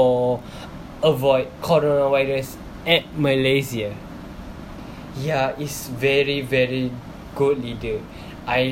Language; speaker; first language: English; non-native, local second language; Malay